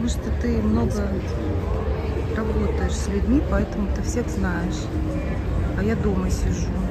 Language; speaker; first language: Russian; native; Russian